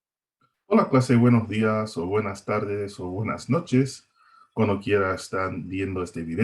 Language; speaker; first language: Spanish; non-native, fluent; English